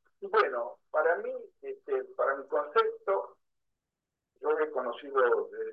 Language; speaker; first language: Spanish; native; Spanish